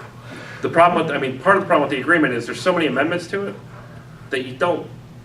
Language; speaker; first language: English; native; English